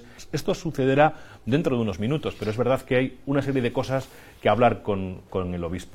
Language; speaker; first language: Spanish; native; Spanish